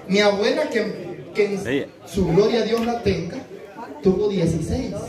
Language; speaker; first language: Spanish; native; Spanish